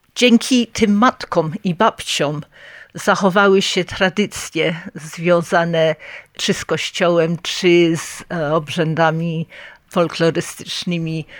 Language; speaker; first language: Polish; early bilingual, heritage; Polish